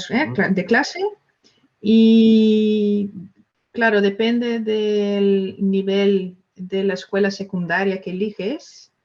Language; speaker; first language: Spanish; non-native, fluent; Dutch